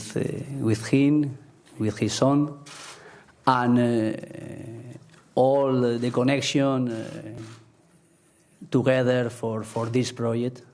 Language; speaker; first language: English; non-native, learner; Spanish